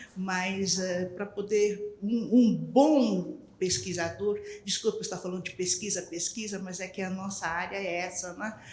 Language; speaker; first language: Portuguese; non-native, local second language; Japanese